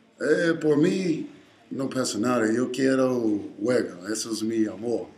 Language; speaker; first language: Spanish; non-native, learner; English